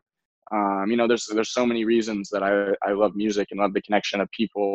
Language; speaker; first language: English; native; English